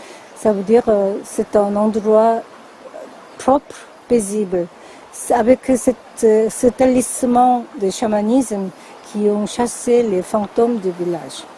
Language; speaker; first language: French; non-native, fluent; Korean